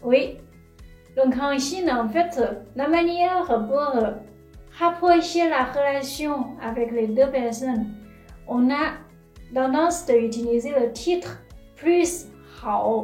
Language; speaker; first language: French; non-native, fluent; Chinese